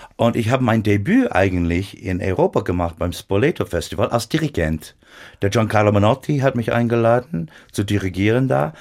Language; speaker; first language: German; non-native, fluent; English